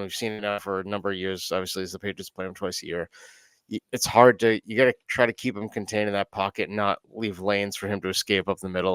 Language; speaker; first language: English; native; English